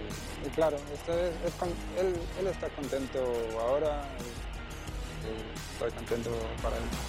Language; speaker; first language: Spanish; non-native, learner; Danish